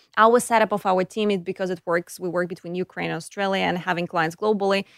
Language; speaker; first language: English; non-native, fluent; Ukrainian